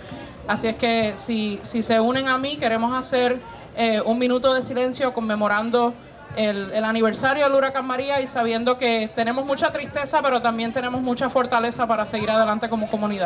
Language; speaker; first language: Spanish; native; Spanish